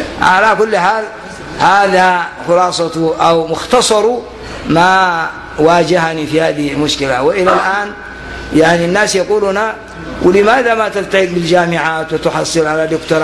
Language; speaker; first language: Arabic; non-native, fluent; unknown